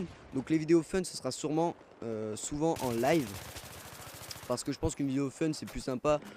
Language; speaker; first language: French; native; French